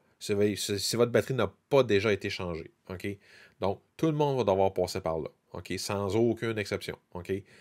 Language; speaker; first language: French; native; French